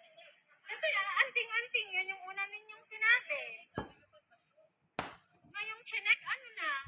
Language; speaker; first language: Filipino; native; Filipino